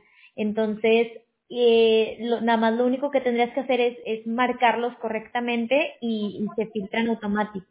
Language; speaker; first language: Spanish; native; Spanish